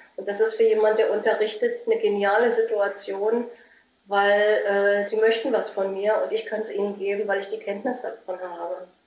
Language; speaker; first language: German; native; German